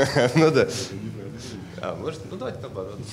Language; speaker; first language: Russian; native; Russian